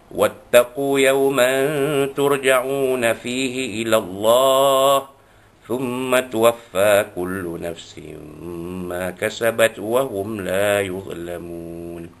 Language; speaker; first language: Arabic; non-native, learner; Malay